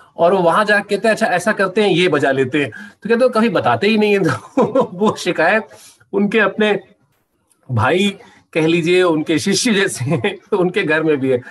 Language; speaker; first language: Hindi; native; Hindi